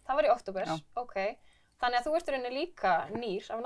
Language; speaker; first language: Icelandic; native; Icelandic